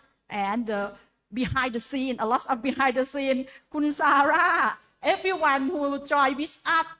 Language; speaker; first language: English; non-native, learner; Indonesian